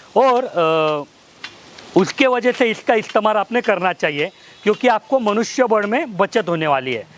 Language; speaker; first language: Hindi; non-native, local second language; Marathi